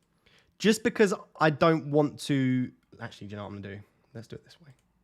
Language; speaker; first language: English; native; English